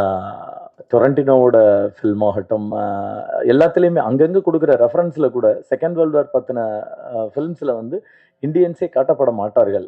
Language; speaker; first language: Tamil; native; Tamil